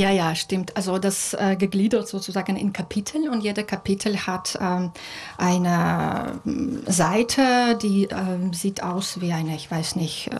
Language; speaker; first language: German; non-native, fluent; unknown